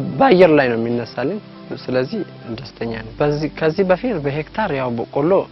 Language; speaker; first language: Amharic; non-native, local second language; Sidamo